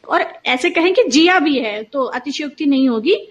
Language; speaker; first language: Hindi; native; Hindi